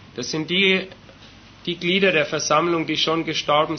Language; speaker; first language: German; native; German